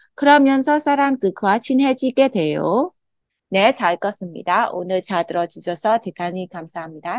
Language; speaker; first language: Korean; non-native, fluent; Khmer